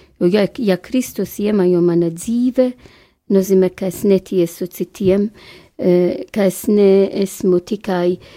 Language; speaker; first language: Latvian; non-native, fluent; Maltese